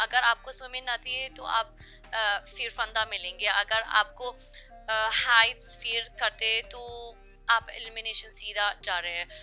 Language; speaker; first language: Hindi; non-native, learner; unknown